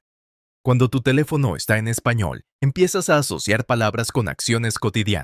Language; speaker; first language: Spanish; non-native, fluent; English